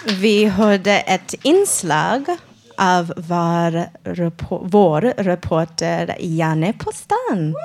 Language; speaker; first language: Swedish; non-native, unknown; English